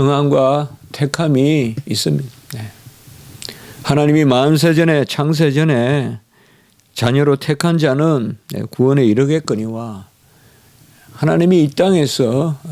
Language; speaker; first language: Korean; native; Korean